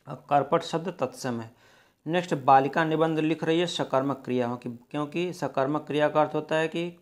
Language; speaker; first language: Hindi; native; Hindi